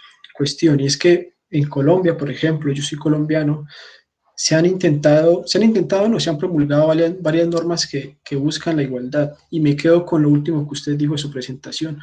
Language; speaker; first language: Spanish; native; Spanish